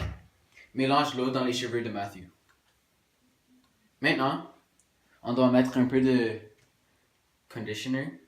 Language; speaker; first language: French; non-native, local second language; English